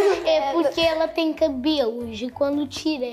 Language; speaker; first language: Portuguese; non-native, local second language; Kabuverdianu